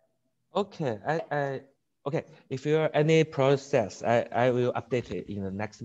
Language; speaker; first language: English; non-native, learner; Chinese